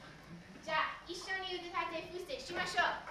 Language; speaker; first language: Japanese; non-native, learner; English